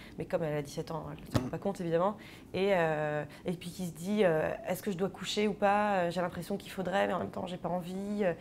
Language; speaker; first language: French; native; French